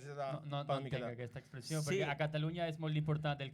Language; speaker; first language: Catalan; non-native, learner; Spanish